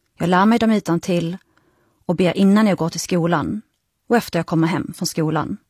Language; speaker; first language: Swedish; early bilingual, other home language; Arabic